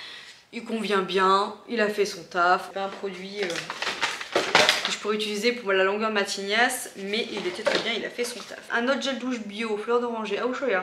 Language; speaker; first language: French; native; French